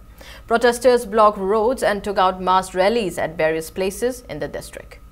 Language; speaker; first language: English; non-native, local second language; Manipuri